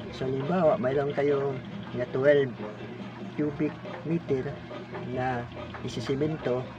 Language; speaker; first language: Filipino; non-native, local second language; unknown